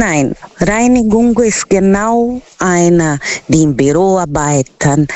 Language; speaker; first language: German; non-native, learner; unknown